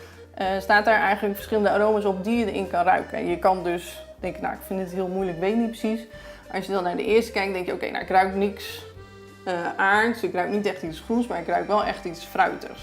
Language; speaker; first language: Dutch; native; Dutch